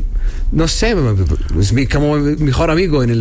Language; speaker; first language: Spanish; non-native, learner; Arabic